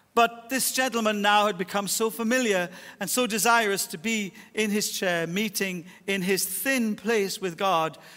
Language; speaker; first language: English; native; English